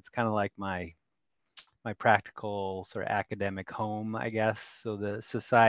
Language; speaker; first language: English; native; English